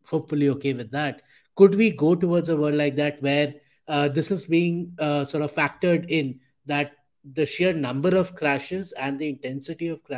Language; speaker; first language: English; non-native, local second language; Hindi